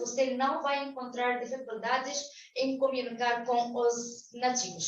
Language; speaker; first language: Portuguese; non-native, fluent; Arabic